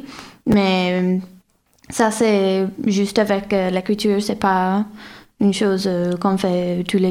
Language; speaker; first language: French; non-native, fluent; English